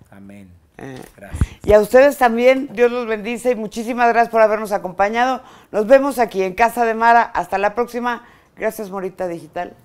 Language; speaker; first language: Spanish; native; Spanish